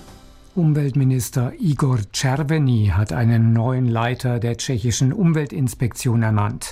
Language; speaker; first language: German; native; German